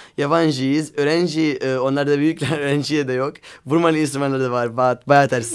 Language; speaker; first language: Turkish; non-native, learner; Arabic